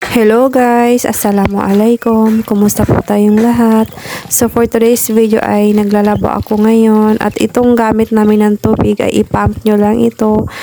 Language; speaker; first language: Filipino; non-native, local second language; Cebuano